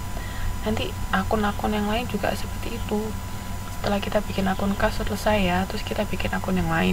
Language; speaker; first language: Indonesian; native; Indonesian